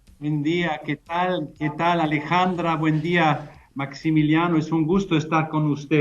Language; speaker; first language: Spanish; non-native, fluent; German